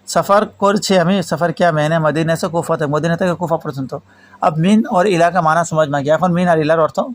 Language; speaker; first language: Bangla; non-native, fluent; Urdu